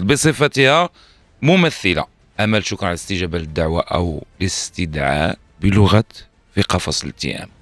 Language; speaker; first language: Arabic; native; Arabic